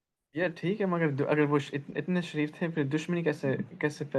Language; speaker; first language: Hindi; non-native, learner; Urdu